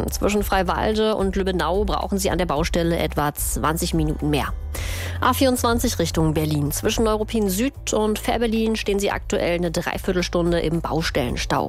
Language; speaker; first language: German; native; German